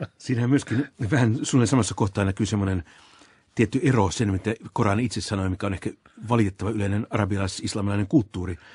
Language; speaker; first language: Finnish; native; Finnish